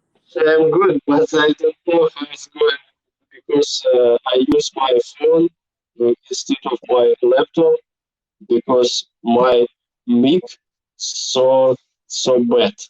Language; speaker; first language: English; non-native, learner; Belarusian